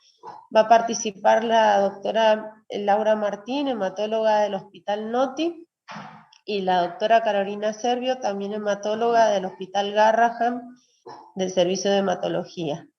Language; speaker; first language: Spanish; native; Spanish